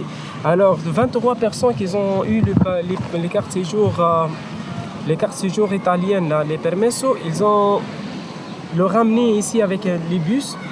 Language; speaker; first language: French; non-native, local second language; Arabic